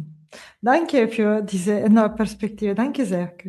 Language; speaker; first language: German; non-native, fluent; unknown